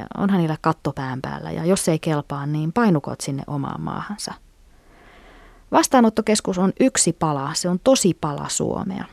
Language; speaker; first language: Finnish; native; Finnish